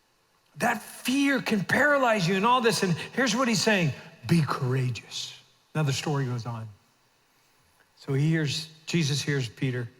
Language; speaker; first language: English; native; English